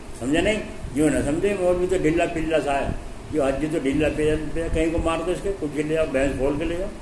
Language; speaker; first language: Urdu; native; Urdu